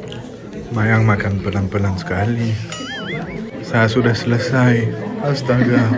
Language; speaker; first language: Indonesian; non-native, learner; French